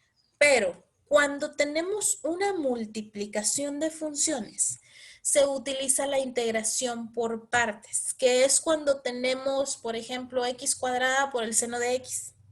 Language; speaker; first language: Spanish; native; Spanish